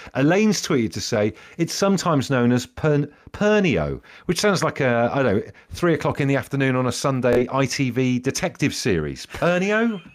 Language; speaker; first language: English; native; English